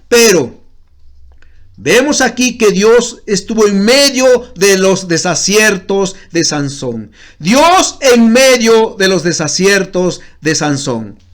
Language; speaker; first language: Spanish; native; Spanish